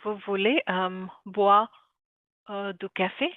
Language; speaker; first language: French; non-native, learner; Bangla